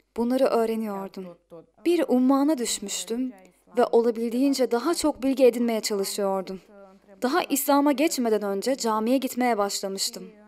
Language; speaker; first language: Turkish; non-native, fluent; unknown